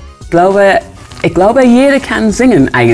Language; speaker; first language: German; non-native, fluent; English